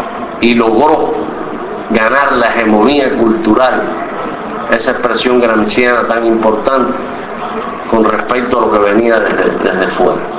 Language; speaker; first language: Spanish; native; Spanish